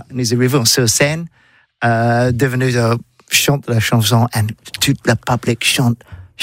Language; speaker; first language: French; non-native, learner; English